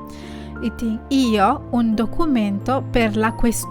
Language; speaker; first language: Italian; non-native, fluent; Sinhala